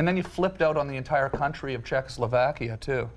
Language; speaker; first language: English; native; English